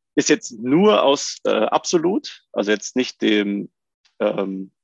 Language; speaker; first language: German; native; German